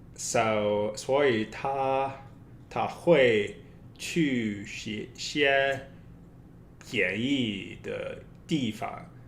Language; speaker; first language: Chinese; non-native, learner; English